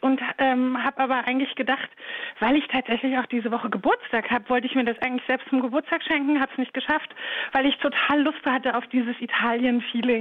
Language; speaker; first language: German; native; German